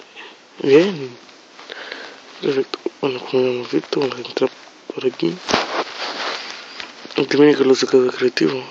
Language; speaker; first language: Spanish; native; Spanish